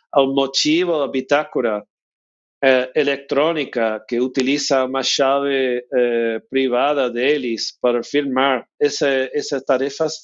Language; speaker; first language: Portuguese; non-native, learner; English